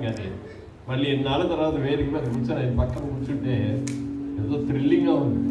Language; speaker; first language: Telugu; native; Telugu